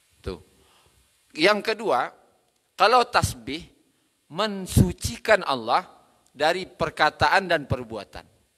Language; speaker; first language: Malay; non-native, local second language; Minangkabau